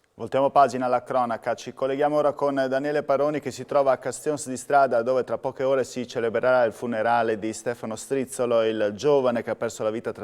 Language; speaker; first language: Italian; native; Italian